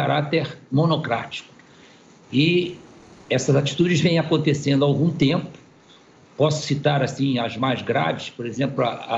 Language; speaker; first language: Portuguese; native; Portuguese